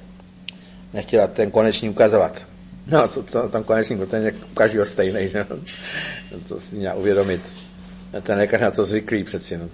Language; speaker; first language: Czech; native; Czech